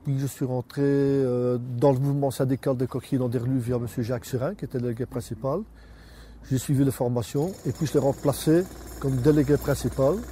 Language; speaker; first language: French; native; French